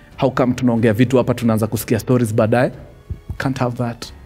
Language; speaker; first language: English; non-native, local second language; Swahili